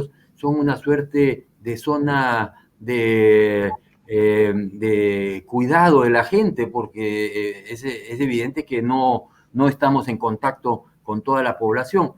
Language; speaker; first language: Spanish; native; Spanish